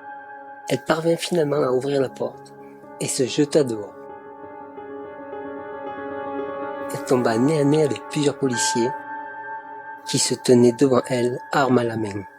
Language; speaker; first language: French; native; French